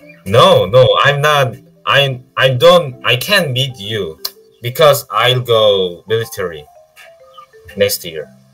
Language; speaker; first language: English; non-native, learner; Korean